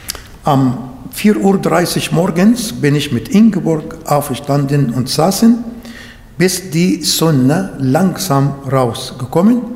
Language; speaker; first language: German; non-native, fluent; Arabic